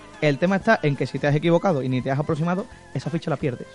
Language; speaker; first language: Spanish; native; Spanish